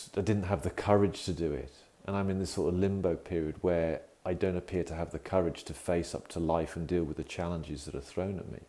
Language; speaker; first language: English; native; English